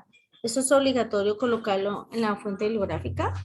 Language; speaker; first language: Spanish; native; Spanish